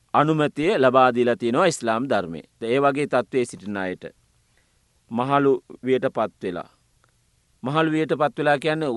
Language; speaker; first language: Sinhala; non-native, local second language; Tamil